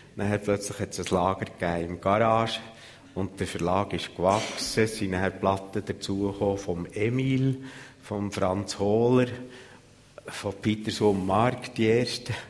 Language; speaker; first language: German; native; German